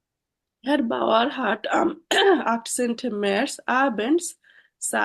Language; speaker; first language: German; non-native, fluent; Bangla